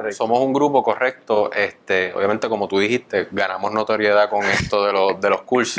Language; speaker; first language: Spanish; native; Spanish